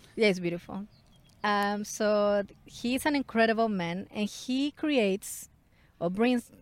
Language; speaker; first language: English; non-native, fluent; Spanish